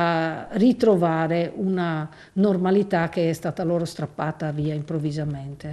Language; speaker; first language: Italian; native; Italian